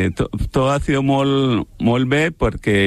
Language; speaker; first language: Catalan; non-native, learner; Spanish